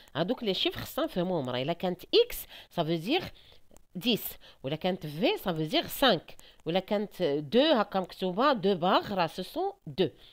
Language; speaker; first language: French; non-native, local second language; Arabic